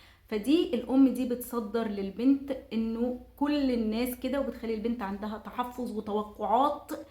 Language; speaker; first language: Arabic; native; Arabic